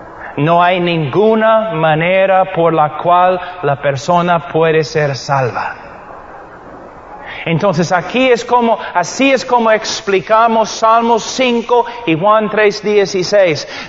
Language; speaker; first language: Spanish; non-native, fluent; English